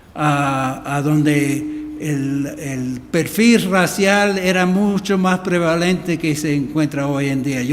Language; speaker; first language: Spanish; early bilingual, heritage; Spanish